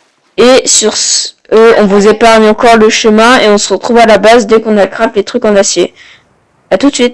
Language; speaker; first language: French; native; French